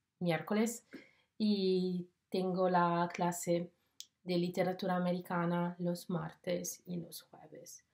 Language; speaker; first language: Spanish; non-native, learner; English